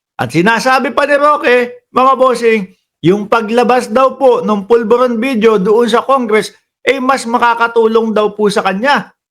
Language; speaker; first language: Filipino; native; Filipino